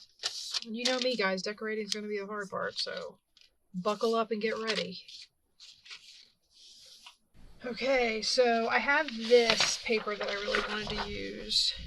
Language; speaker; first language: English; native; English